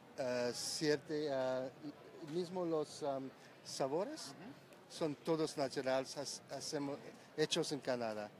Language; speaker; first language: Spanish; non-native, learner; English